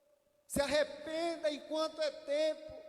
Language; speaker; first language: Portuguese; native; Portuguese